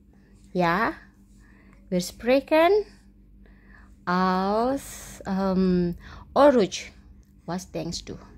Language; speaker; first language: German; non-native, learner; Indonesian